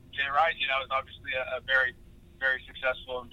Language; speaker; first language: English; native; English